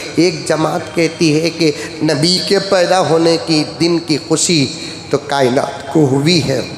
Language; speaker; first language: Urdu; native; Urdu